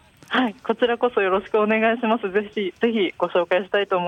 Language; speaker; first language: Japanese; native; Japanese